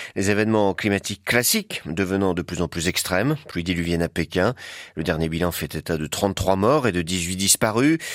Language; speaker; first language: French; native; French